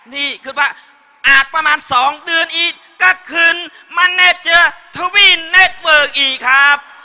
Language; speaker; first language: Thai; non-native, learner; Khmer